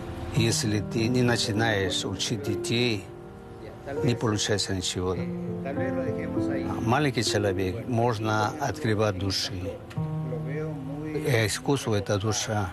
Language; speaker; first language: Russian; non-native, fluent; Spanish